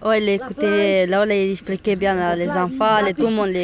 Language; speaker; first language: French; non-native, learner; Romanian